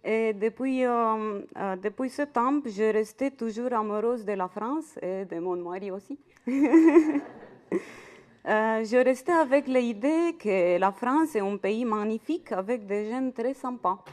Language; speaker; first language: French; non-native, fluent; Romanian